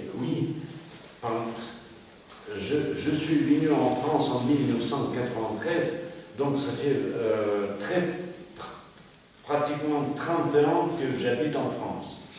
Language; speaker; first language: French; non-native, fluent; Russian